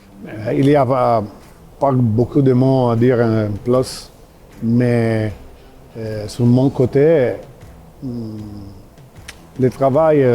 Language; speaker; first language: French; non-native, fluent; Italian